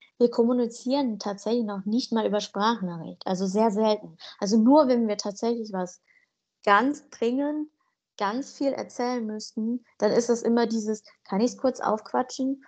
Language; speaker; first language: German; native; German